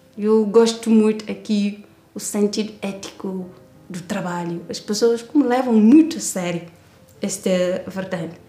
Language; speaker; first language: Portuguese; non-native, fluent; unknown